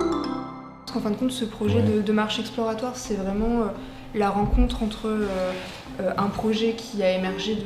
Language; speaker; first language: French; native; French